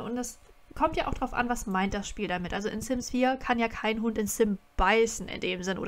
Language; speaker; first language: German; native; German